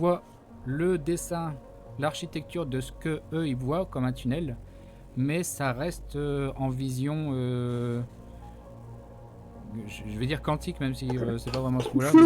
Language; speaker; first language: French; native; French